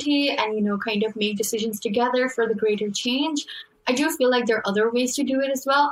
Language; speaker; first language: English; non-native, local second language; Urdu